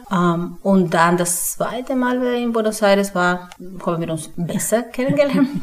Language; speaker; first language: German; non-native, fluent; Spanish